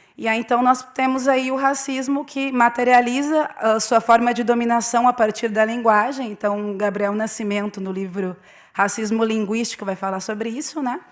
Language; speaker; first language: Portuguese; native; Portuguese